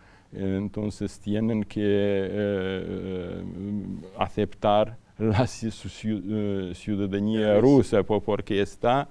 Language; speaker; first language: Spanish; non-native, fluent; Ukrainian